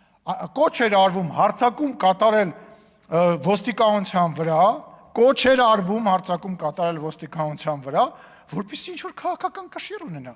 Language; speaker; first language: Armenian; native; Armenian